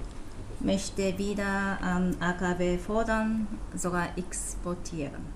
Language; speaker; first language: German; non-native, fluent; Japanese